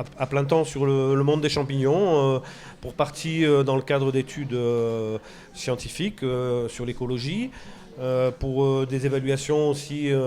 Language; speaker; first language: French; native; French